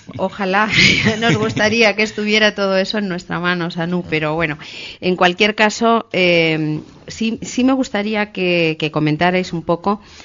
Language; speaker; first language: Spanish; native; Spanish